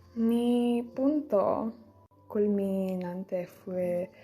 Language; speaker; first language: Spanish; non-native, learner; English